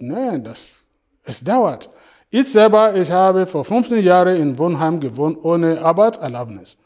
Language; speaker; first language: German; non-native, fluent; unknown